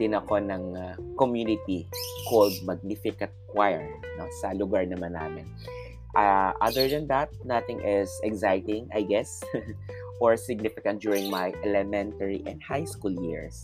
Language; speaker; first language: English; non-native, local second language; Filipino